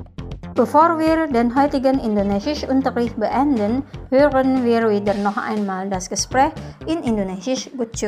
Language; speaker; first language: German; non-native, fluent; Indonesian